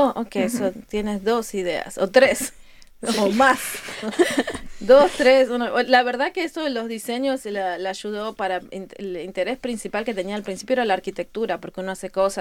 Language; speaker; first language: Spanish; native; Spanish